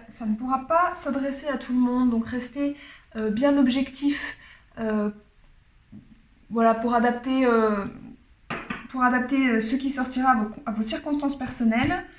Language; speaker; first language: French; native; French